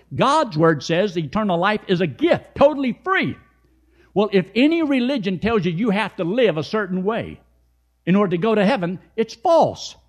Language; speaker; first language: English; native; English